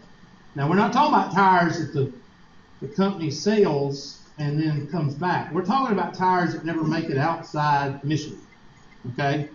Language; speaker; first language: English; native; English